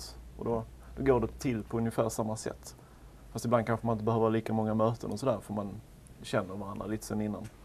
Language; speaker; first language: Swedish; native; Swedish